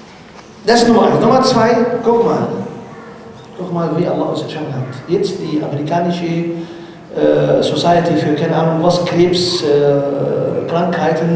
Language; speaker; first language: German; non-native, learner; Arabic